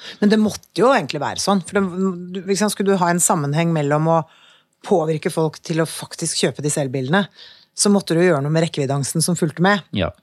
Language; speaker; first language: Norwegian; native; Norwegian